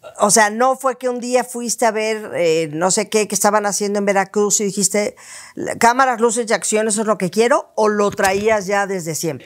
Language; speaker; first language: Spanish; native; Spanish